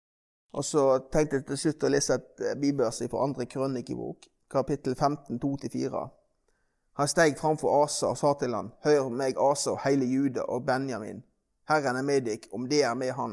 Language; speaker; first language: Norwegian; native; Norwegian